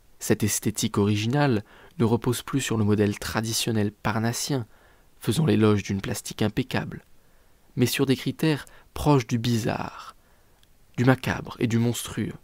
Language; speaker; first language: French; native; French